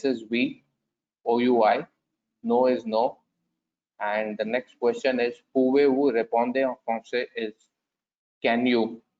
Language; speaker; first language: French; non-native, learner; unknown